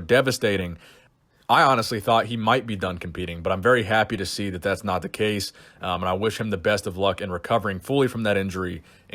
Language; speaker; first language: English; native; English